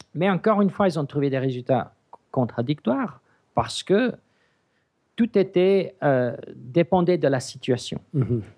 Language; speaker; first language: French; non-native, fluent; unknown